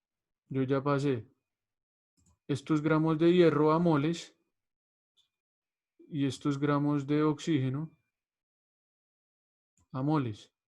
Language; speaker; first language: Spanish; native; Spanish